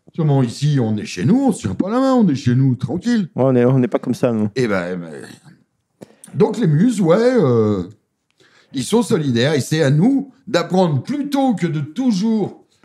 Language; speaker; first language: French; native; French